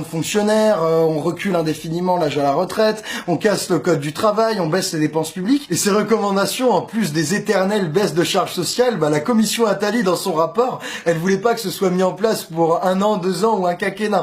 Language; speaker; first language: French; native; French